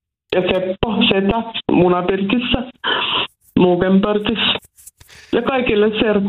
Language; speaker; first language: Finnish; non-native, local second language; Swedish